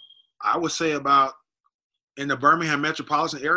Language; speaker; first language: English; native; English